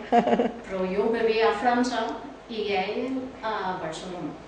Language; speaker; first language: Catalan; non-native, learner; English